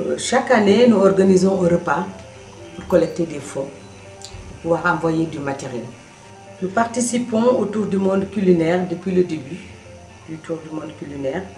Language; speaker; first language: French; non-native, local second language; Wolof